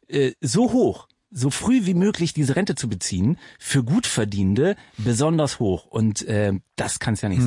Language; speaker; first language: German; native; German